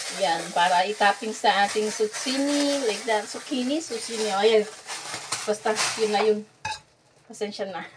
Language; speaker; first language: Filipino; non-native, local second language; Iloko